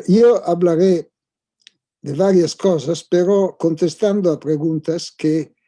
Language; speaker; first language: Spanish; non-native, fluent; Italian